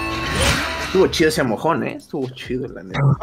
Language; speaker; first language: Spanish; native; Spanish